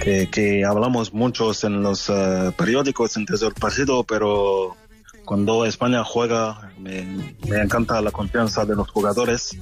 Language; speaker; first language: Spanish; non-native, learner; French